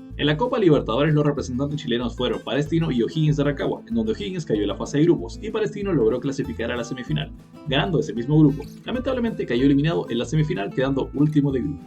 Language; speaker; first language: Spanish; native; Spanish